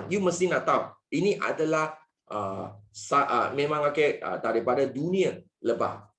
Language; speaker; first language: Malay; non-native, local second language; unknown